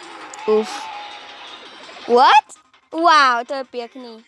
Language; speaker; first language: Czech; non-native, learner; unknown